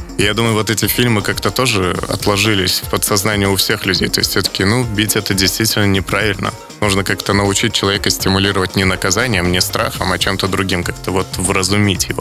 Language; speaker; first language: Russian; early bilingual, other home language; Azerbaijani